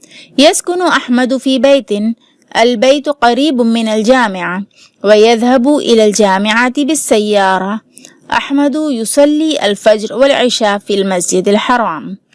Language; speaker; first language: Arabic; non-native, fluent; Urdu